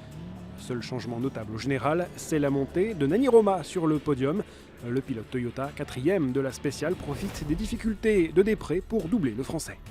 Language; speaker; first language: French; native; French